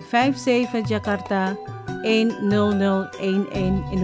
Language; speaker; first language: Dutch; non-native, fluent; Indonesian